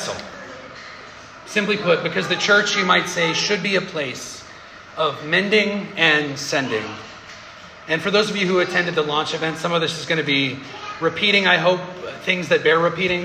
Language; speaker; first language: English; native; English